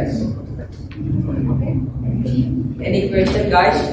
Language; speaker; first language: English; non-native, learner; Indonesian